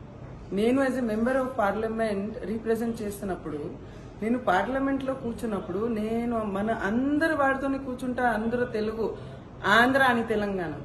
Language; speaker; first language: Telugu; non-native, fluent; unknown